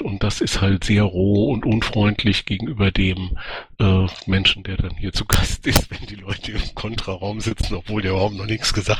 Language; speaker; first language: German; native; German